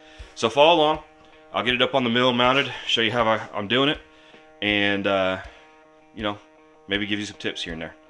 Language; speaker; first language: English; native; English